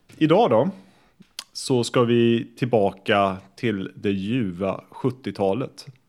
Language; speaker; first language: Swedish; native; Swedish